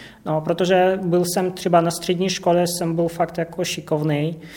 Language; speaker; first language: Czech; non-native, fluent; Russian